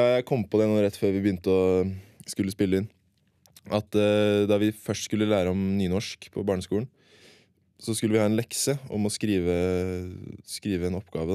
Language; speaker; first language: Norwegian; native; Norwegian